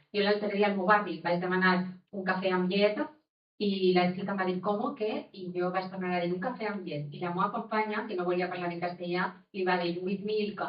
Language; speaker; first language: Catalan; native; Catalan